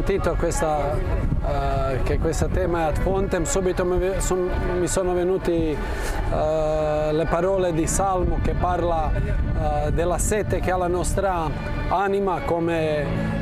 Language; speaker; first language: Italian; non-native, fluent; Croatian